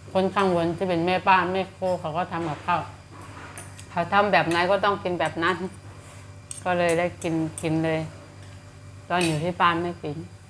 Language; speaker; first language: Thai; native; Thai